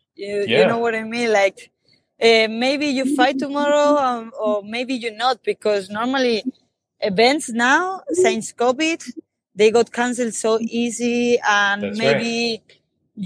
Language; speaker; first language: English; non-native, fluent; Spanish